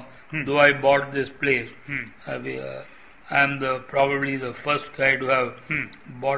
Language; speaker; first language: English; non-native, local second language; Tamil